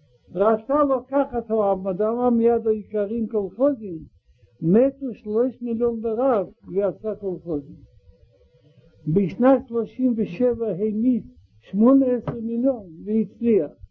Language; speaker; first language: Hebrew; non-native, learner; Russian